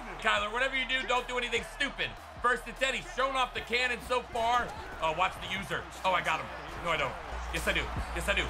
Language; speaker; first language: English; native; English